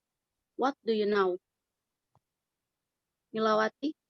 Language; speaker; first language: English; non-native, learner; Indonesian